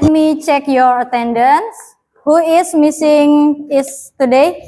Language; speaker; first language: English; non-native, learner; Indonesian